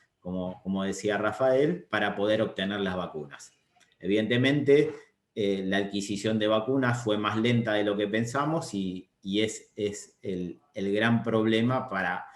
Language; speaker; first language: Spanish; native; Spanish